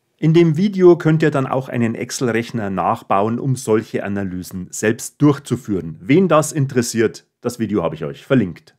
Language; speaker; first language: German; native; German